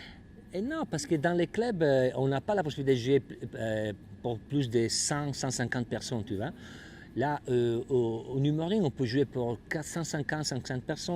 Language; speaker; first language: French; non-native, fluent; Italian